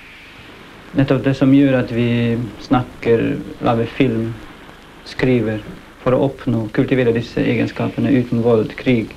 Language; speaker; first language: Norwegian; non-native, fluent; Hungarian